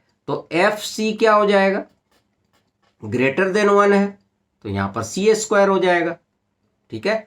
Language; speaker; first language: Hindi; native; Hindi